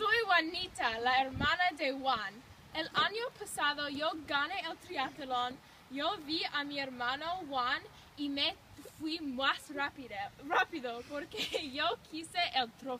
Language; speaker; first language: Spanish; non-native, learner; English